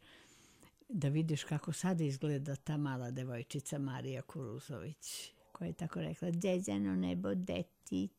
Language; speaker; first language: Serbian; native; Serbian